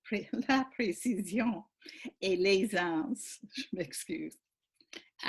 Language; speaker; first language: French; non-native, fluent; English